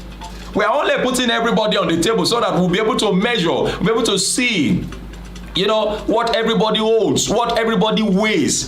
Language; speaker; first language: English; non-native, local second language; Yoruba